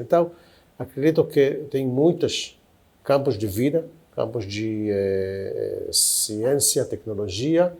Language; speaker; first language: Portuguese; non-native, fluent; Hebrew